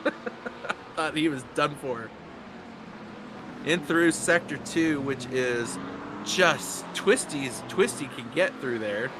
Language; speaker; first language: English; native; English